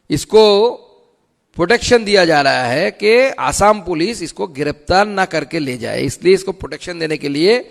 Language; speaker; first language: Hindi; non-native, local second language; Bangla